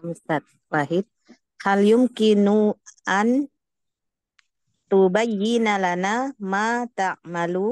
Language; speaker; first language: Arabic; non-native, learner; Indonesian